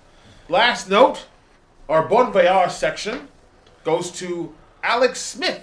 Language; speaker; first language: English; native; English